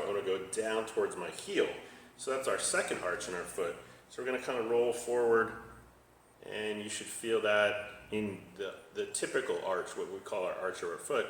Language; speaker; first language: English; native; English